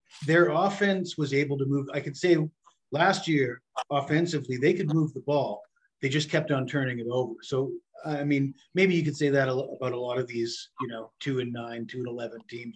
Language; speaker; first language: English; native; English